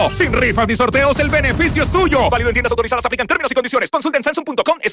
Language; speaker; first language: Spanish; native; Spanish